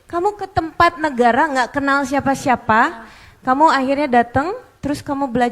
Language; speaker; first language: Indonesian; native; Indonesian